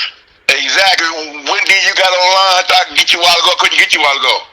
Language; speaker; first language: English; native; English